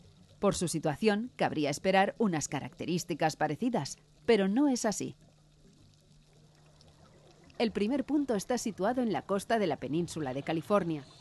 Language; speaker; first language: Spanish; native; Spanish